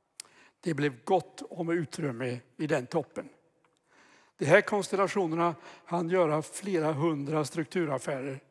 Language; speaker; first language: Swedish; native; Swedish